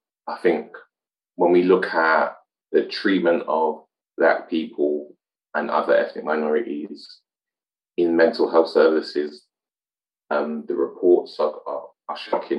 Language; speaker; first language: English; native; English